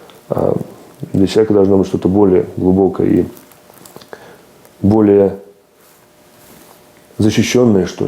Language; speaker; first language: Russian; native; Russian